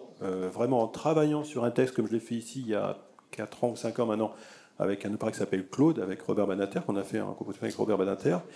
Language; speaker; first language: French; native; French